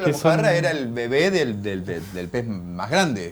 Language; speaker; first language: Spanish; native; Spanish